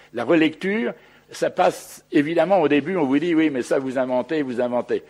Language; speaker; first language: French; native; French